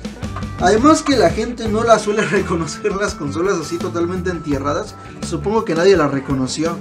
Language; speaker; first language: Spanish; native; Spanish